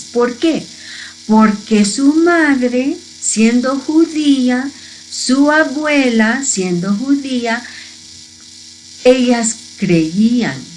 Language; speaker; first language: Spanish; early bilingual, heritage; Spanish